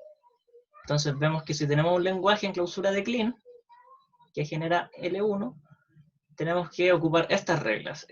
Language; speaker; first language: Spanish; native; Spanish